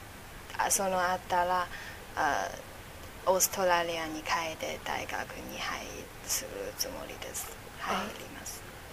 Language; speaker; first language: Japanese; non-native, learner; Chinese